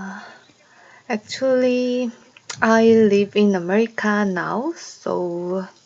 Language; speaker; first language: English; non-native, learner; Korean